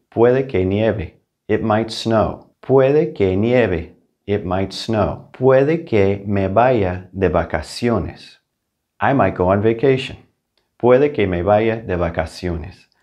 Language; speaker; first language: Spanish; non-native, fluent; English